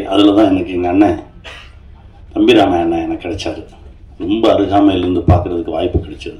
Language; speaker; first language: Tamil; native; Tamil